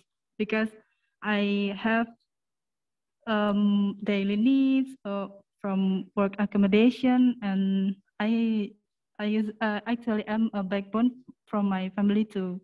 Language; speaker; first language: English; non-native, learner; Indonesian